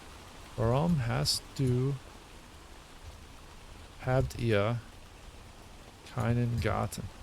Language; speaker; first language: German; non-native, learner; English